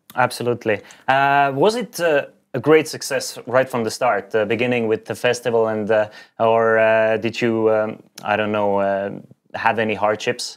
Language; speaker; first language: English; non-native, fluent; Estonian